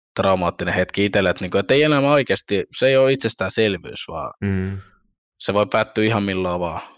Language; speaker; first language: Finnish; early bilingual, other home language; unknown